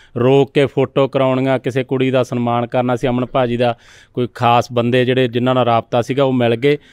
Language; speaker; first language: Punjabi; native; Punjabi